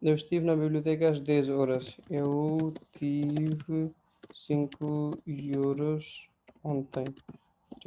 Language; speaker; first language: Portuguese; non-native, fluent; Hindi